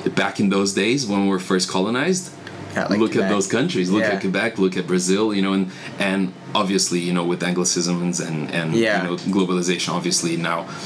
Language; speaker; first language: English; non-native, fluent; Portuguese